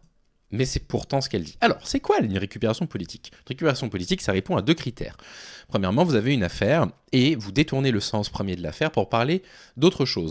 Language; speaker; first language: French; native; French